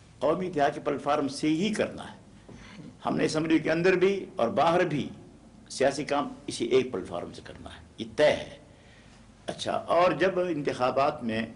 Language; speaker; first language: Urdu; non-native, local second language; Pashto